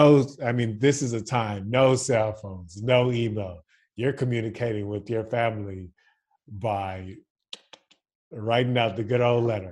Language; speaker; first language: English; native; English